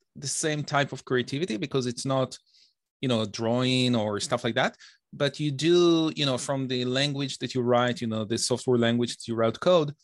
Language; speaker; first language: English; non-native, fluent; Hebrew